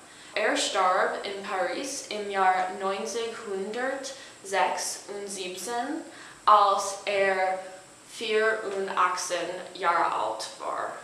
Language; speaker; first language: German; non-native, learner; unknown